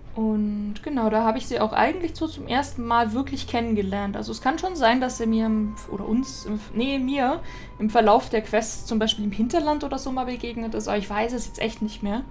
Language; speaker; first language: German; native; German